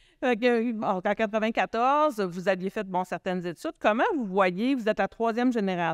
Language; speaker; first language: French; native; French